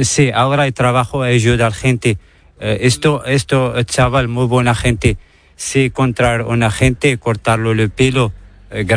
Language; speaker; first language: Spanish; non-native, learner; Arabic